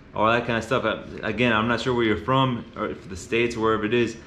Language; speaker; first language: English; native; English